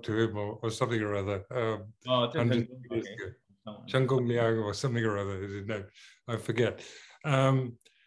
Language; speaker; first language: English; native; English